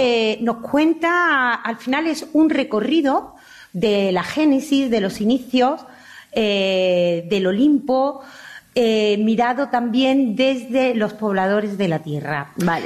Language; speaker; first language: Spanish; native; Spanish